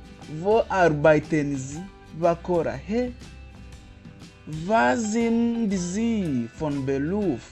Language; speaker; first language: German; non-native, fluent; Kinyarwanda